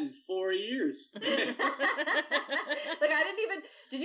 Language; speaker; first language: English; native; English